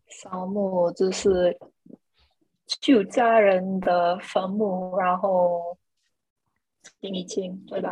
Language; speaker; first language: Chinese; non-native, fluent; English